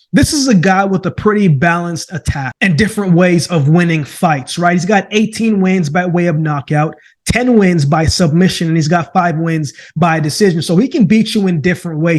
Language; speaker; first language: English; native; English